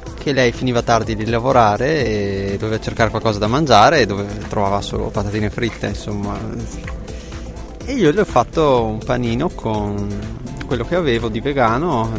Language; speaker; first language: Italian; native; Italian